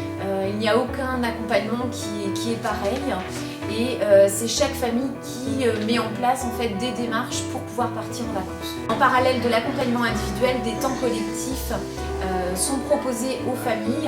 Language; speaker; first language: French; native; French